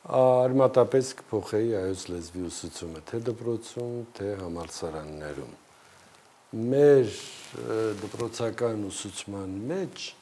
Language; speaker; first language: Armenian; native; Armenian